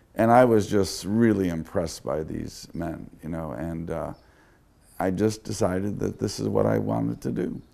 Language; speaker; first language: English; native; English